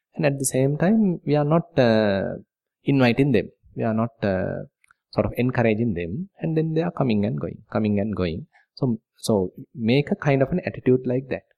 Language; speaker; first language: English; non-native, local second language; Sinhala